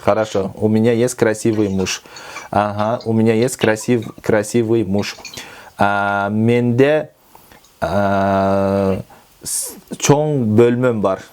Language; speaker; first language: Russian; non-native, local second language; Kyrgyz